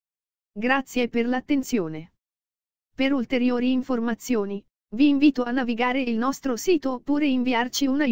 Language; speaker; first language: Italian; native; Italian